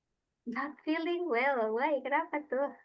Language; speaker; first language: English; non-native, fluent; Indonesian